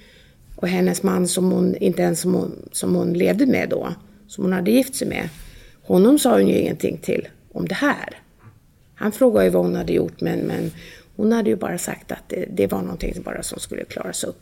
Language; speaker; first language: Swedish; native; Swedish